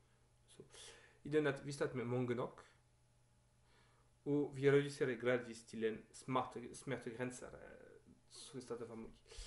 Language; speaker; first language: Norwegian; non-native, learner; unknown